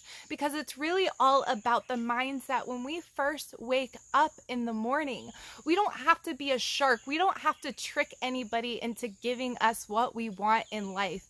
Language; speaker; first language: English; native; English